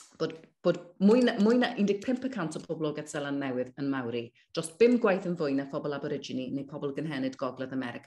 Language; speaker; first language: Welsh; native; Welsh